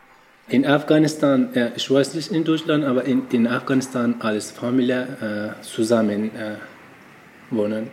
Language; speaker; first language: German; non-native, learner; Persian